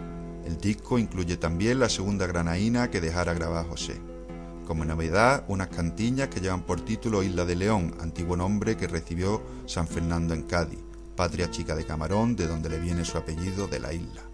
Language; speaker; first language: Spanish; native; Spanish